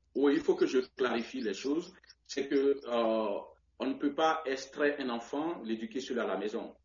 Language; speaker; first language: French; non-native, local second language; Baoulé